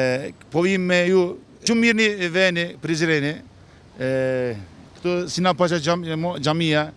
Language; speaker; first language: Albanian; early bilingual, heritage; Turkish